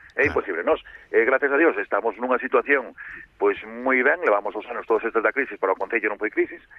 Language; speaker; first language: Galician; native; Galician